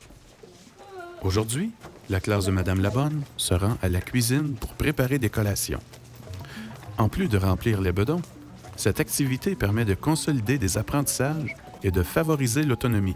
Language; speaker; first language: French; native; French